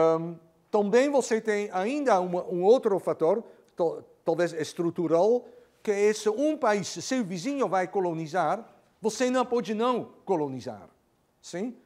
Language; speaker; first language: Portuguese; non-native, fluent; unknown